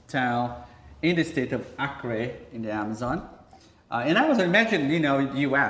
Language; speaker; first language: English; non-native, fluent; Portuguese